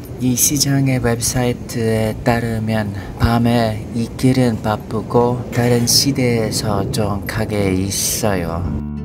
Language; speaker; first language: Korean; non-native, learner; English